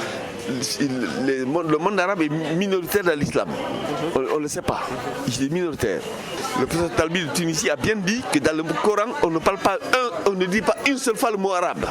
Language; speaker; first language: French; non-native, local second language; Fula